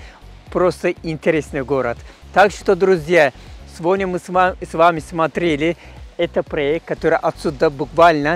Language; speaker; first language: Russian; non-native, fluent; Turkish